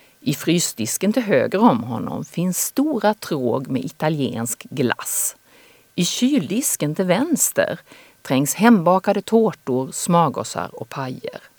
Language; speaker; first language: Swedish; native; Swedish